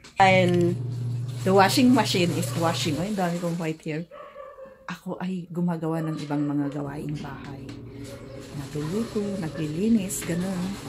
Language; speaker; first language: Filipino; non-native, local second language; Iloko